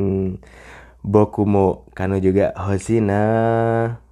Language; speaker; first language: Japanese; non-native, fluent; Indonesian